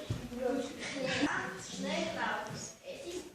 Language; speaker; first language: German; non-native, learner; Russian